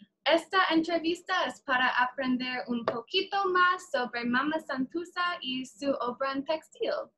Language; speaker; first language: Spanish; non-native, learner; English